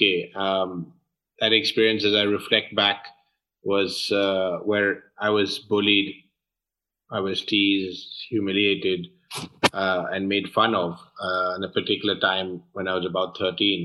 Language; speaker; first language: English; native; English